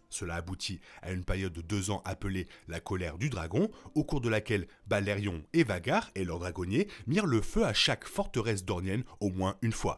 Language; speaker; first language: French; native; French